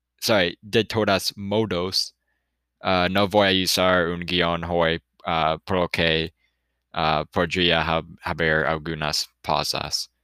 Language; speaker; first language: Spanish; non-native, learner; English